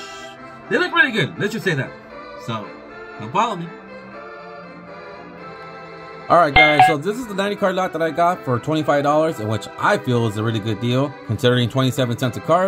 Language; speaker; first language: English; native; English